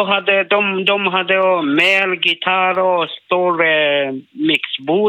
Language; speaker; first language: Swedish; non-native, learner; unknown